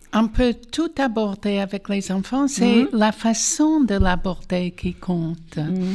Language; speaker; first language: French; non-native, fluent; English